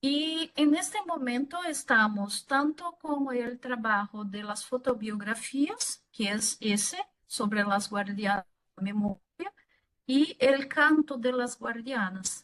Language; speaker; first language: Spanish; non-native, fluent; Portuguese